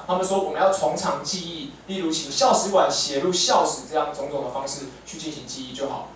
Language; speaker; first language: Chinese; native; Chinese